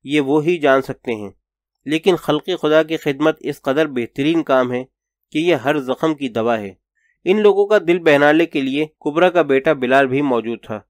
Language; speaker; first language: Urdu; native; Urdu